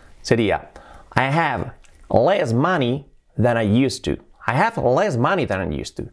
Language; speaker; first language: English; non-native, fluent; Spanish